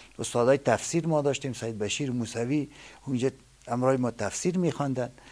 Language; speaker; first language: Persian; native; Persian